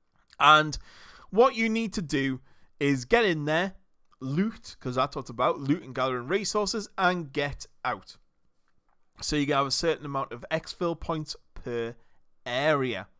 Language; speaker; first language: English; native; English